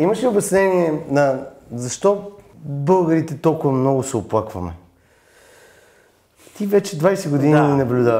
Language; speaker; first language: Bulgarian; native; Bulgarian